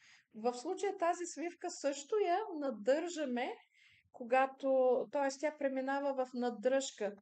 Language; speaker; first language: Bulgarian; native; Bulgarian